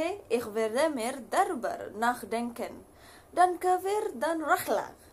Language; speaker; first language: German; non-native, learner; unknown